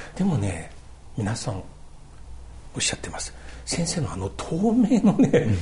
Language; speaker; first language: Japanese; non-native, fluent; Chinese